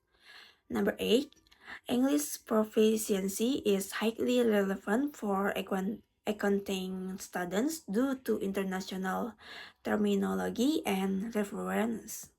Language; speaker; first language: English; non-native, learner; Indonesian